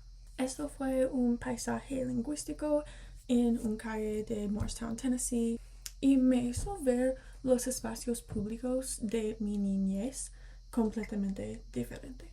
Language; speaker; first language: Spanish; early bilingual, heritage; Spanish